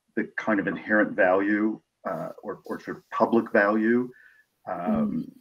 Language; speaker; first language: English; native; English